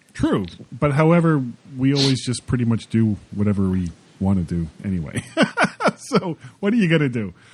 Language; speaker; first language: English; native; English